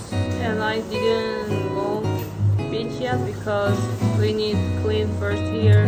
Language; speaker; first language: English; non-native, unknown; Korean